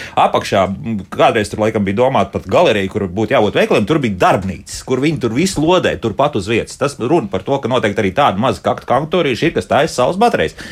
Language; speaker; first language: Latvian; native; Latvian